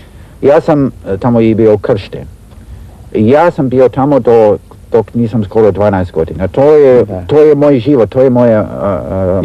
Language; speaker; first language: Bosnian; early bilingual, heritage; Serbian